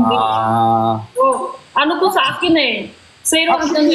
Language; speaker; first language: Filipino; non-native, learner; Korean